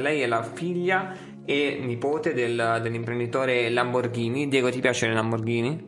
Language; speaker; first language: Italian; native; Italian